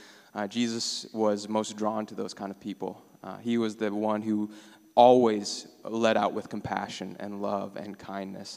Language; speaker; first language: English; native; English